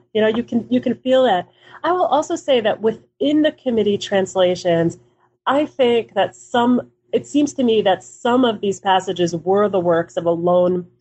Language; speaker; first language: English; early bilingual, other home language; Hebrew